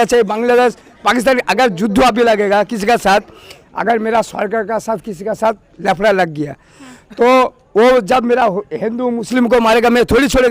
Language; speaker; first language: Hindi; non-native, local second language; Bangla